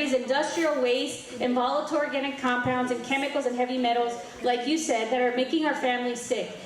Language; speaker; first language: English; early bilingual, heritage; Spanish